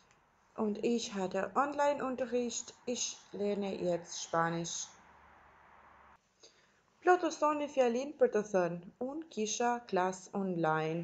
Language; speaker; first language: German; non-native, fluent; Albanian